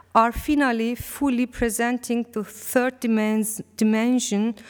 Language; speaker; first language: English; non-native, learner; Turkish